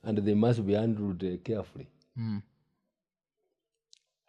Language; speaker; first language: English; non-native, local second language; Gusii